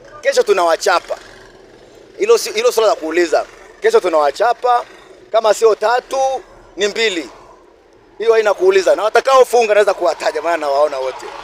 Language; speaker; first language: Swahili; native; Swahili